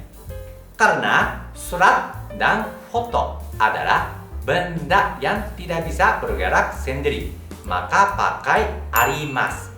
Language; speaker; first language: Indonesian; non-native, fluent; Japanese